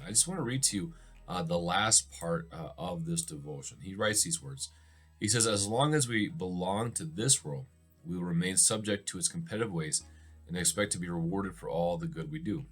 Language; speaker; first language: English; native; English